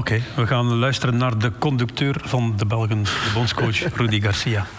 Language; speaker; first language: Dutch; native; Dutch